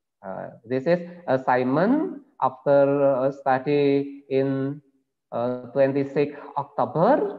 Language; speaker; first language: English; non-native, learner; Indonesian